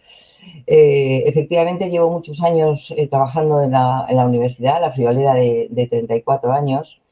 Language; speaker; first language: Spanish; native; Spanish